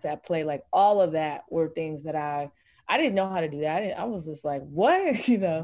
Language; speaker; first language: English; native; English